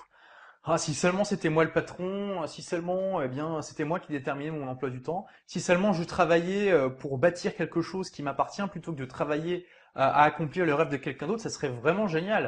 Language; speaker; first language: French; native; French